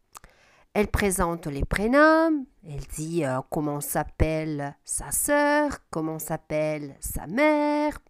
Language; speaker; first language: French; non-native, fluent; Italian